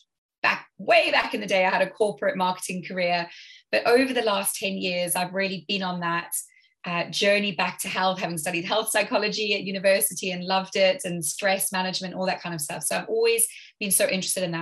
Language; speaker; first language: English; native; English